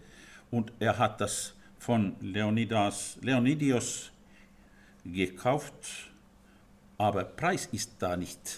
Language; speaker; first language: German; non-native, fluent; Finnish